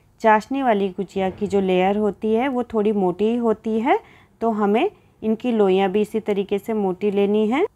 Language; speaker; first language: Hindi; native; Hindi